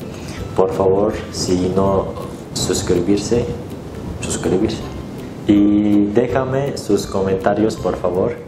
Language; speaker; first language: Spanish; non-native, learner; Turkish